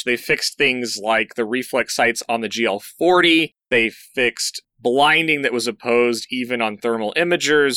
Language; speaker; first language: English; native; English